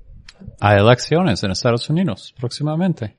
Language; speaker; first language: Spanish; non-native, fluent; English